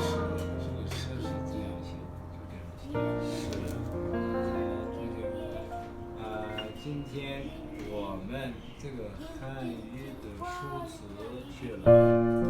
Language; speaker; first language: Chinese; non-native, fluent; Kazakh